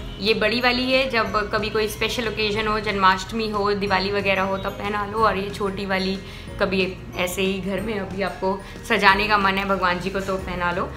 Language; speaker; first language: Hindi; native; Hindi